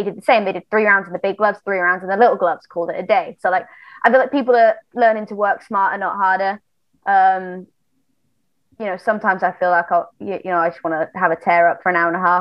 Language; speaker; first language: English; native; English